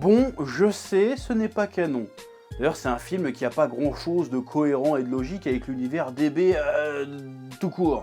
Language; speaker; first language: French; native; French